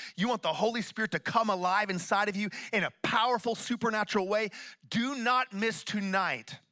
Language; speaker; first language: English; native; English